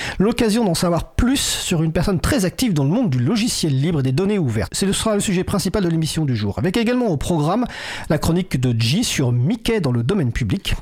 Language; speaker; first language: French; native; French